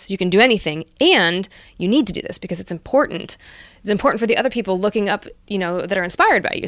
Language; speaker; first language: English; native; English